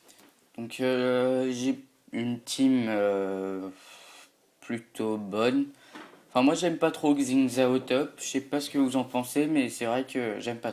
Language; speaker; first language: French; native; French